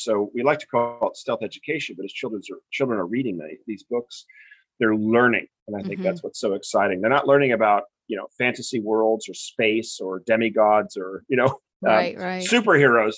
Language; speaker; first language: English; native; English